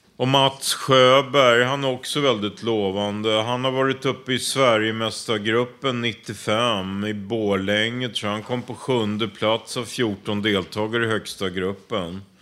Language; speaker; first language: Swedish; native; Swedish